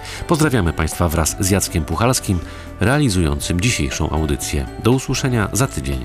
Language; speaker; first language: Polish; native; Polish